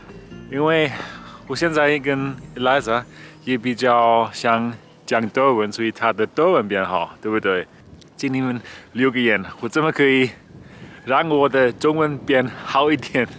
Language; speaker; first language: Chinese; non-native, learner; German